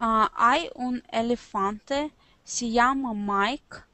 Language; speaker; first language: Spanish; non-native, learner; Russian